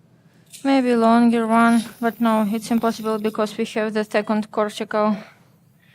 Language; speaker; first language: English; non-native, learner; Ukrainian